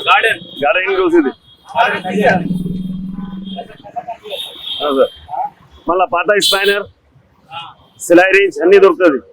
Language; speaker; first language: Telugu; non-native, local second language; Urdu